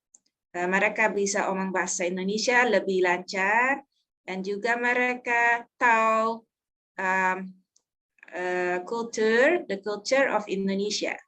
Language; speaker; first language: Indonesian; non-native, learner; Dutch